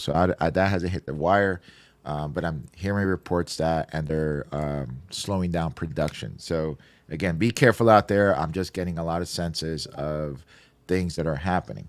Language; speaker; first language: English; native; English